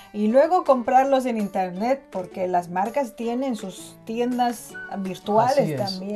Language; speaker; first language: Spanish; non-native, fluent; Chinese